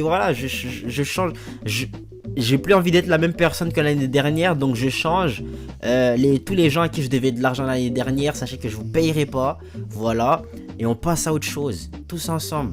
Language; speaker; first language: French; native; French